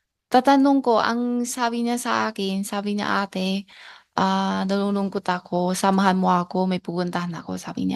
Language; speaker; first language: Filipino; non-native, learner; Chinese